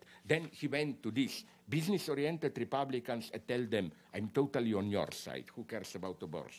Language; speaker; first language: English; non-native, fluent; Slovenian